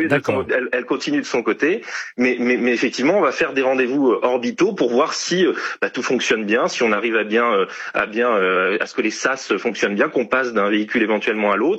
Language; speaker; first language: French; native; French